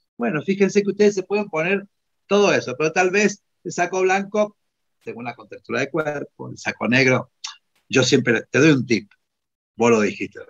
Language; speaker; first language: Spanish; non-native, fluent; Italian